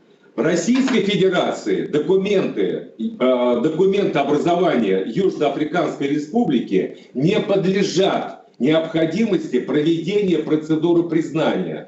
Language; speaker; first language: Russian; native; Russian